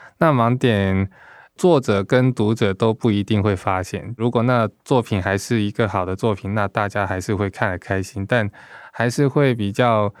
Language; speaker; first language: Chinese; non-native, local second language; Cantonese